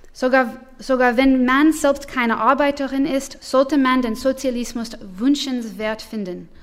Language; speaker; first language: German; non-native, learner; English